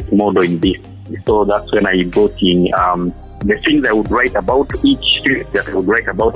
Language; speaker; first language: English; non-native, local second language; Kinyarwanda